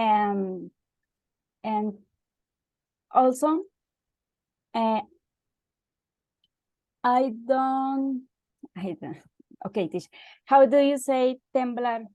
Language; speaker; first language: English; non-native, learner; Spanish